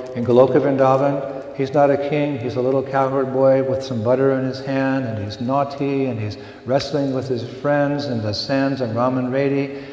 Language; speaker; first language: English; native; English